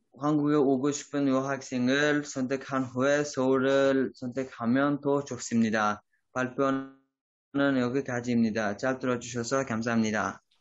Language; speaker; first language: Korean; non-native, learner; Uzbek